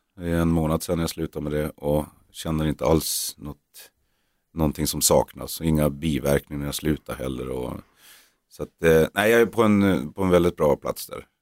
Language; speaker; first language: Swedish; native; Swedish